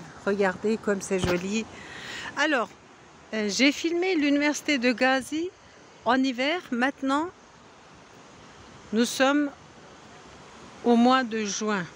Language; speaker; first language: French; non-native, fluent; Turkish